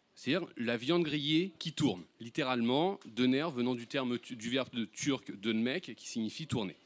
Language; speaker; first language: French; native; French